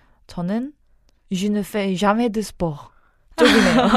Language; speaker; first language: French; non-native, fluent; Korean